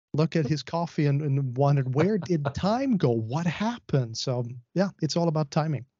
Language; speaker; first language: English; non-native, fluent; Swedish